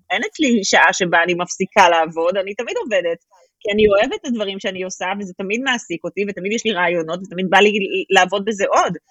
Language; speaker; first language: Hebrew; native; Hebrew